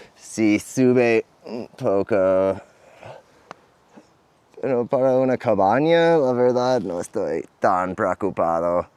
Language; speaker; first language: Spanish; non-native, fluent; English